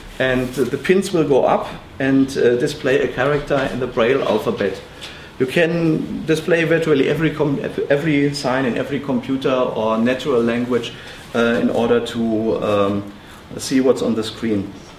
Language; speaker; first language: English; non-native, fluent; German